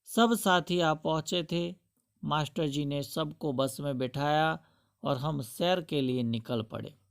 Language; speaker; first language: Hindi; non-native, local second language; Gujarati